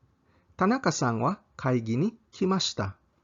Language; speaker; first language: Japanese; non-native, fluent; English